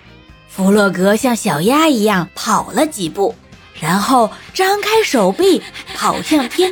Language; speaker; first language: Chinese; native; Chinese